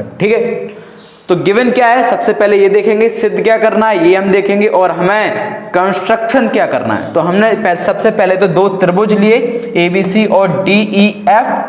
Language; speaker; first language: Hindi; native; Hindi